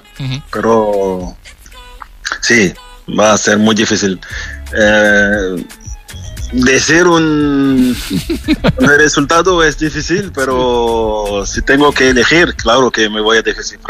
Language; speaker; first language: Spanish; non-native, fluent; French